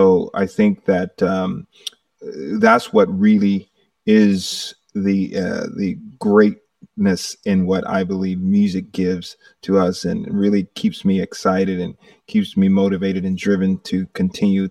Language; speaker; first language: English; native; English